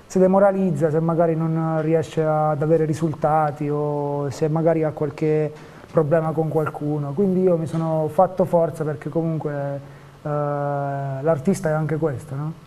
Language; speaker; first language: Italian; native; Italian